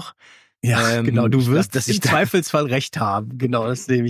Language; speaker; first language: German; native; German